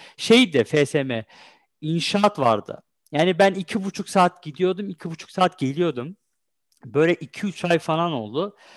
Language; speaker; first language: Turkish; early bilingual, heritage; Turkish